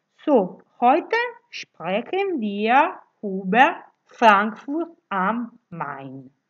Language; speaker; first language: German; non-native, learner; Italian